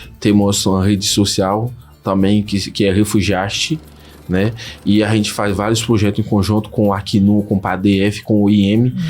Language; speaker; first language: Portuguese; non-native, fluent; Haitian Creole